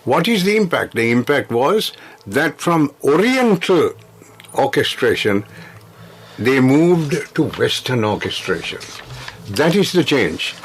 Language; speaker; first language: English; non-native, local second language; Sinhala